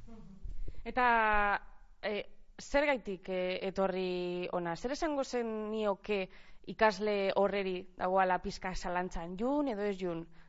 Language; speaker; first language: Basque; native; Basque